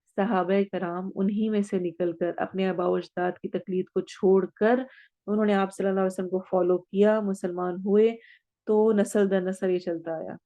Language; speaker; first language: Urdu; native; Urdu